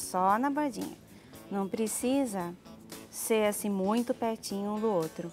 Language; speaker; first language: Portuguese; native; Portuguese